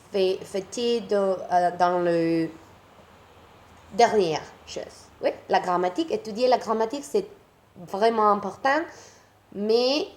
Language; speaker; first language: French; non-native, learner; Spanish